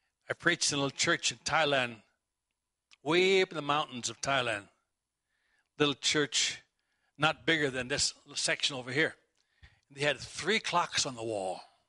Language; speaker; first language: English; native; English